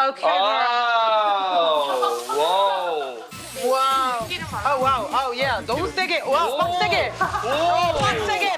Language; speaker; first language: Korean; non-native, learner; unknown